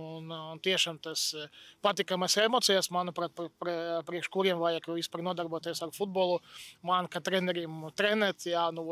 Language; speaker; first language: Latvian; non-native, local second language; Russian